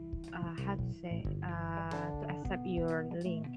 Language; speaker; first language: English; non-native, learner; Indonesian